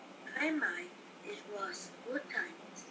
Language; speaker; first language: English; non-native, learner; Vietnamese